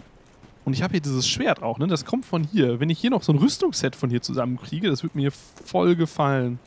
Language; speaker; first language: German; native; German